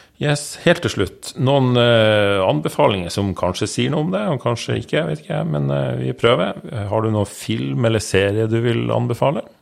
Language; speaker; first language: Norwegian; native; Norwegian